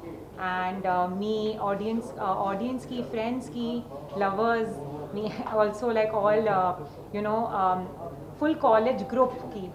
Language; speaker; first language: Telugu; non-native, learner; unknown